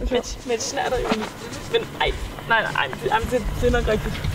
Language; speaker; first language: Danish; native; Danish